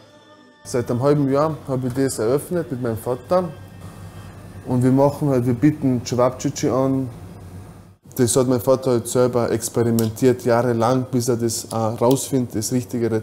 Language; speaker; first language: German; early bilingual, other home language; Bosnian